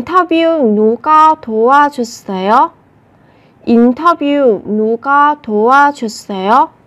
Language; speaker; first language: Korean; non-native, fluent; Vietnamese